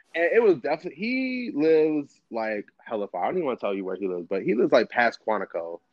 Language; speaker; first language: English; native; English